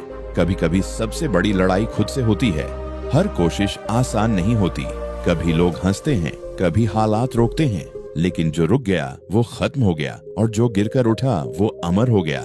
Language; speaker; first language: Hindi; native; Hindi